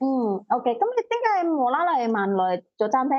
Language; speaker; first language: Cantonese; native; Cantonese